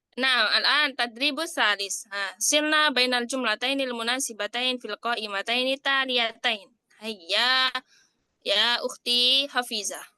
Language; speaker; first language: Arabic; non-native, fluent; Indonesian